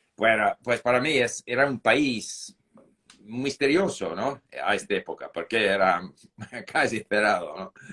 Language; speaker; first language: Spanish; non-native, fluent; English